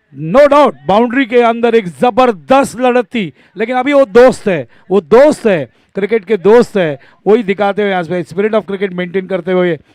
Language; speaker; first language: Hindi; non-native, local second language; Marathi